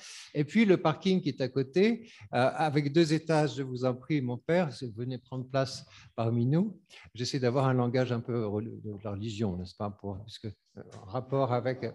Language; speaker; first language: French; native; French